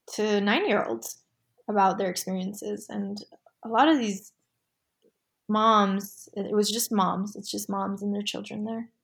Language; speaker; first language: English; early bilingual, other home language; Spanish